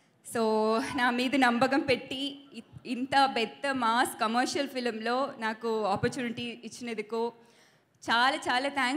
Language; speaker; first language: Telugu; non-native, learner; Tamil